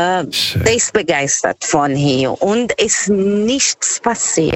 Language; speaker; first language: German; non-native, fluent; Portuguese